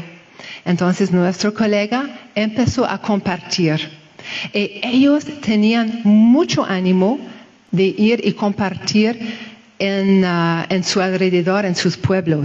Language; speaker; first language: Spanish; non-native, fluent; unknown